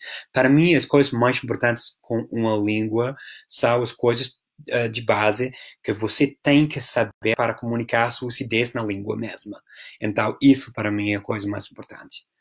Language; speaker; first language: Portuguese; non-native, fluent; English